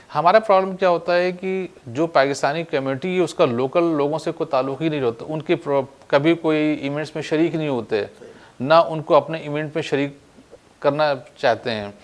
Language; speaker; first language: Urdu; native; Urdu